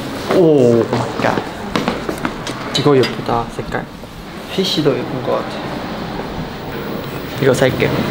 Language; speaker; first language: Korean; non-native, fluent; Chinese